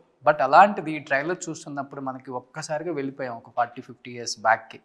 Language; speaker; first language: Telugu; native; Telugu